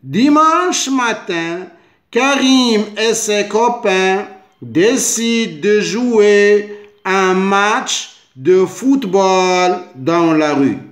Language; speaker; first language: French; non-native, local second language; Arabic